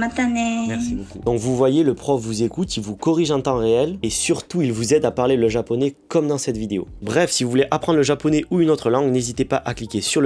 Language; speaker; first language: French; native; French